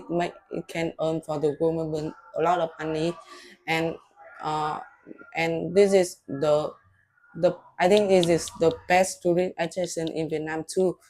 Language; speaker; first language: English; non-native, learner; Vietnamese